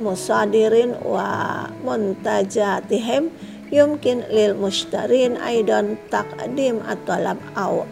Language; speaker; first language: Arabic; non-native, fluent; Indonesian